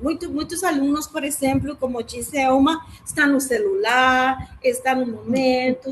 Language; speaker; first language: Portuguese; non-native, learner; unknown